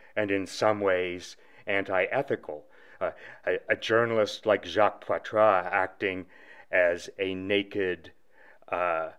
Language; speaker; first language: English; native; English